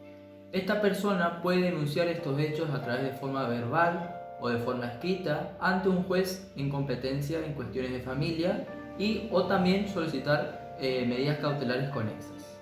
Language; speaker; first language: Spanish; native; Spanish